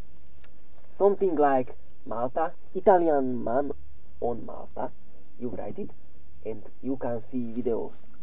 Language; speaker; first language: English; non-native, learner; Slovak